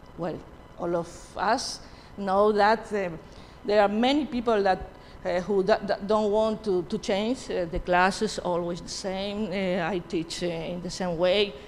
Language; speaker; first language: English; non-native, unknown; Spanish